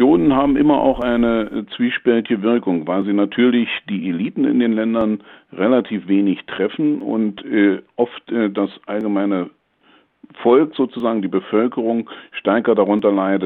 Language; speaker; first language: German; native; German